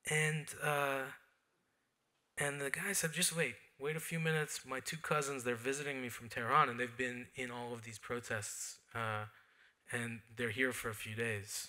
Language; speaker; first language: English; native; English